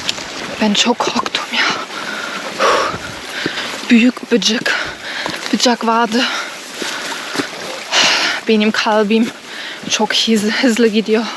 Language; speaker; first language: Turkish; non-native, learner; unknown